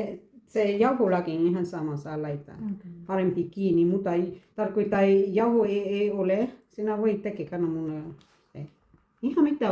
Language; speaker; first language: Finnish; non-native, learner; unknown